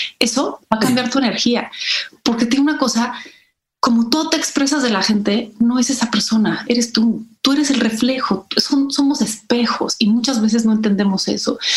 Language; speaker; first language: Spanish; early bilingual, other home language; Polish